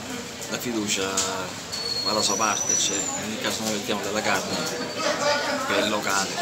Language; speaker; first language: Italian; native; Italian